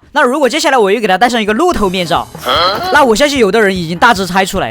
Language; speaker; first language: Chinese; native; Chinese